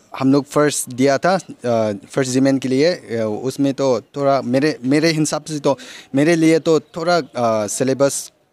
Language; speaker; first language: Hindi; non-native, local second language; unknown